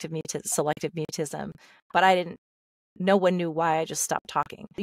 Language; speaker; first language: English; native; English